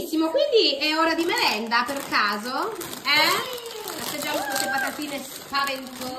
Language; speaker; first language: Italian; native; Italian